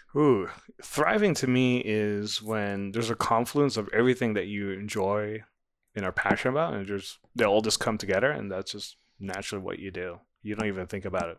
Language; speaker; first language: English; non-native, fluent; Vietnamese